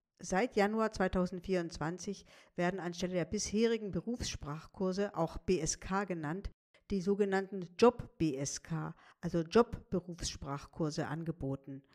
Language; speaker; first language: German; native; German